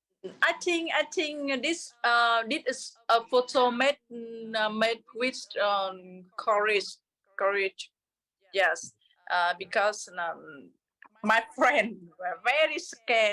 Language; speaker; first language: English; non-native, learner; Vietnamese